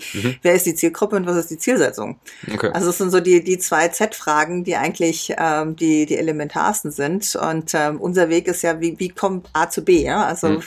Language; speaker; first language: German; native; German